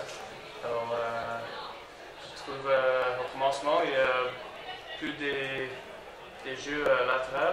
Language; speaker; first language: French; non-native, learner; English